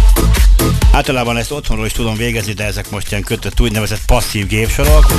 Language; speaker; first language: Hungarian; native; Hungarian